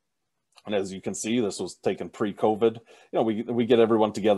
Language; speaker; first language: English; native; English